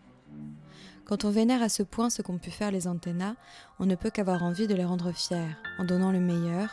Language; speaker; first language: French; native; French